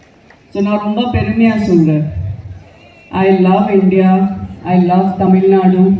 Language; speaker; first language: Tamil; non-native, local second language; Gujarati